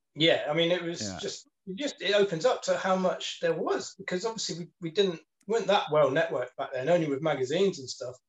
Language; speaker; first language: English; native; English